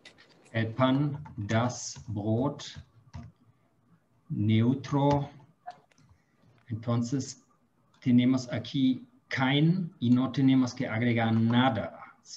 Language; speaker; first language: Spanish; non-native, fluent; German